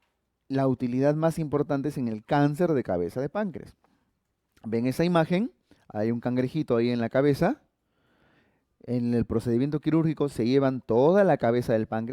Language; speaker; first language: Spanish; native; Spanish